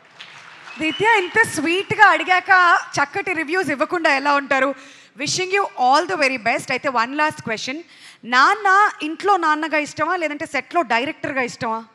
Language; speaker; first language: Telugu; native; Telugu